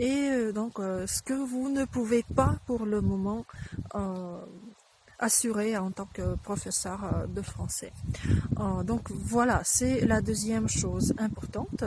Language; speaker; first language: French; non-native, fluent; Russian